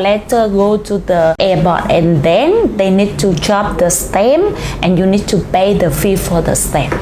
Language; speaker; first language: English; non-native, learner; Vietnamese